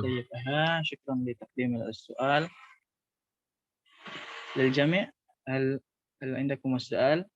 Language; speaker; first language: Arabic; non-native, learner; Indonesian